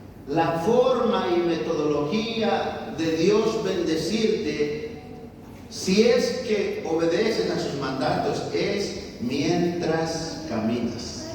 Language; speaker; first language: Spanish; native; Spanish